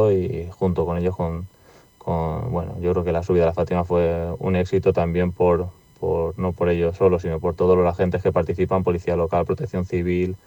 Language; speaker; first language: Spanish; native; Spanish